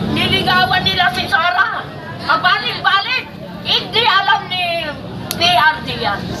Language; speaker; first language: Filipino; non-native, local second language; Iloko